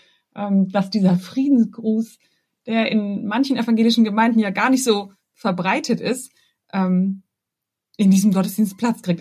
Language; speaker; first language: German; native; German